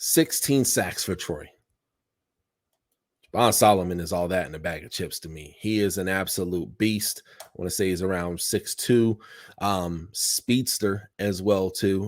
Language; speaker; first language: English; native; English